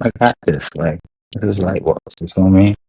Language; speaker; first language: English; native; English